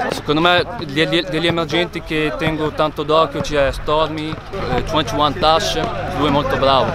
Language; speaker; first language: Italian; early bilingual, other home language; Arabic